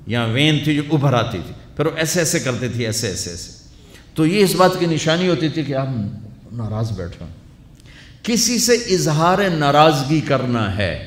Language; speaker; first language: Urdu; non-native, local second language; Punjabi